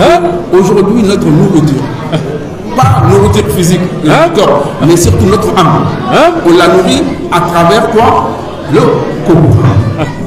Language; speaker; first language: French; non-native, local second language; Soninke